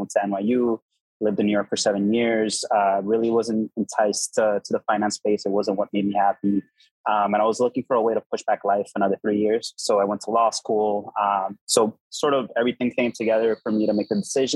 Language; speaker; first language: English; native; English